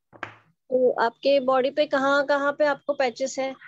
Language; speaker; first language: Hindi; native; Hindi